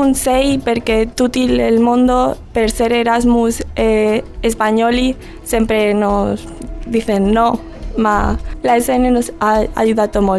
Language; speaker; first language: Italian; non-native, learner; Spanish